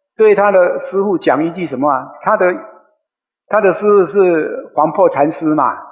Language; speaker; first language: Chinese; non-native, local second language; Min Nan Chinese